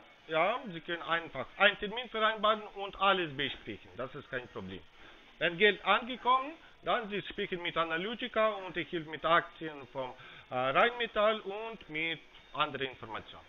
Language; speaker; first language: German; non-native, fluent; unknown